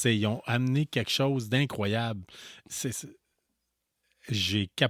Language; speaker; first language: French; native; French